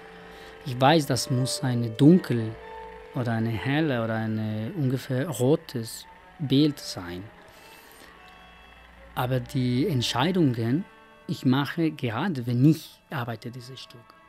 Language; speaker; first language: German; non-native, fluent; Spanish